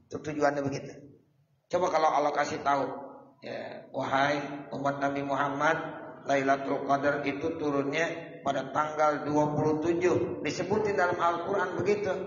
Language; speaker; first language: Indonesian; native; Indonesian